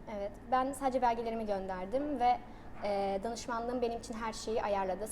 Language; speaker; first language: Turkish; native; Turkish